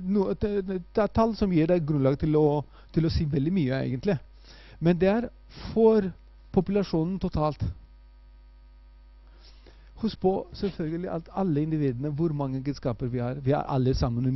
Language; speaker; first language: Norwegian; non-native, fluent; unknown